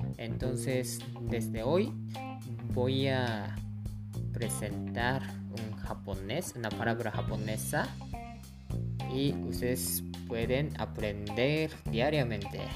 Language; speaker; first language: Spanish; non-native, fluent; Japanese